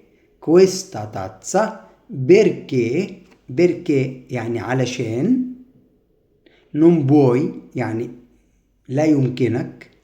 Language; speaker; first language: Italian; non-native, fluent; Arabic